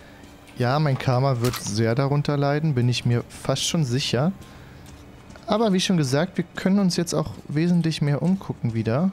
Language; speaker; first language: German; native; German